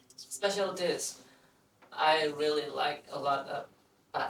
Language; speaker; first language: English; non-native, fluent; Indonesian